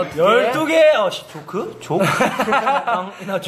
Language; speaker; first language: Korean; native; Korean